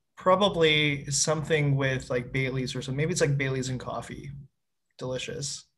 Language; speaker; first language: English; native; English